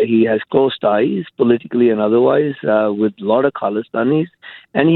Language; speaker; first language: English; non-native, local second language; Punjabi